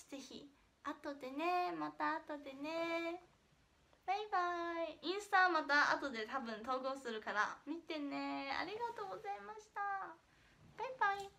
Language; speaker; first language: Japanese; non-native, fluent; Chinese